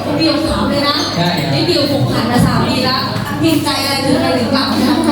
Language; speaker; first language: Thai; native; Thai